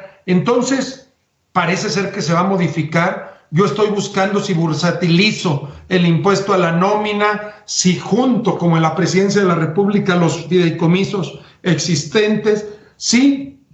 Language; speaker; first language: Spanish; native; Spanish